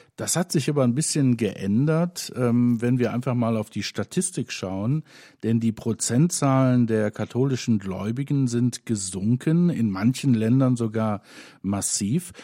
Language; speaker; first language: German; native; German